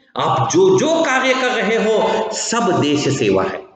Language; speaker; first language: Hindi; non-native, local second language; Kannada